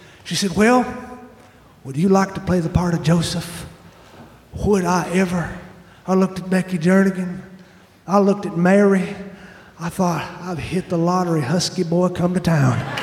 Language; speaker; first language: English; native; English